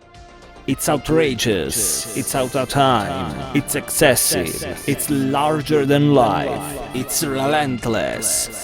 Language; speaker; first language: English; non-native, fluent; Italian